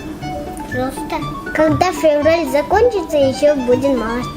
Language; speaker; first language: Russian; non-native, learner; Tajik